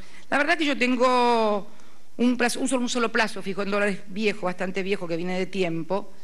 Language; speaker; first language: Spanish; native; Spanish